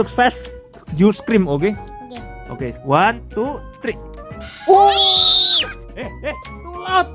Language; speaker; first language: English; non-native, local second language; Indonesian